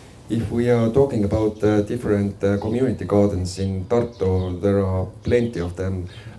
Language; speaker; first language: English; non-native, fluent; Estonian